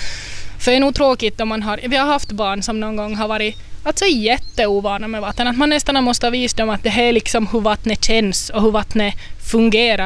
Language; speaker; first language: Swedish; native; Swedish